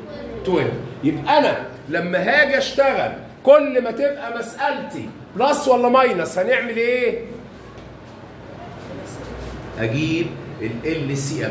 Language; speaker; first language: Arabic; native; Arabic